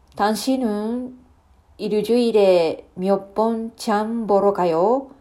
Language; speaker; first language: Korean; non-native, learner; Japanese